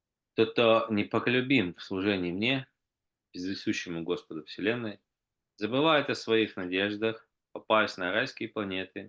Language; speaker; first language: Russian; native; Russian